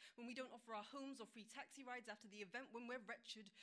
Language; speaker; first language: English; native; English